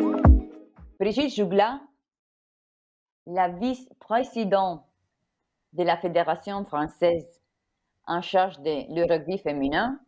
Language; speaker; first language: French; non-native, fluent; Italian